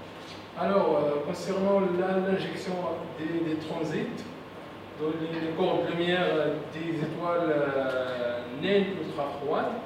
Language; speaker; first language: French; non-native, local second language; Arabic